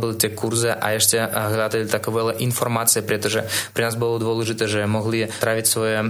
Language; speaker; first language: Slovak; non-native, fluent; Russian